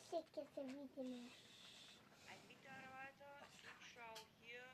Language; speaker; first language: German; non-native, learner; Macedonian